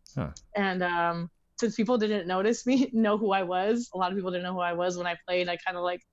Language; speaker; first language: English; native; English